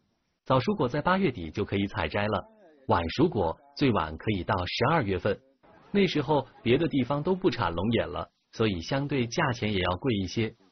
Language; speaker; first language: Chinese; native; Chinese